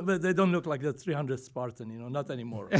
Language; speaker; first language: English; non-native, fluent; Greek